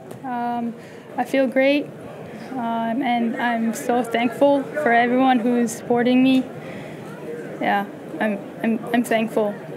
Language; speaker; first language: English; non-native, local second language; Japanese